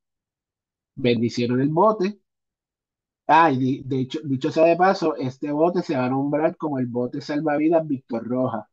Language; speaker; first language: Spanish; native; Spanish